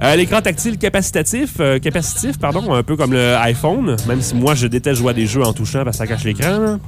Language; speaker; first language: French; native; French